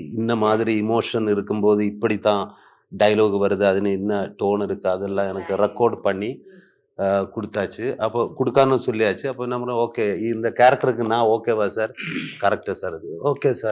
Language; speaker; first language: Tamil; non-native, learner; Malayalam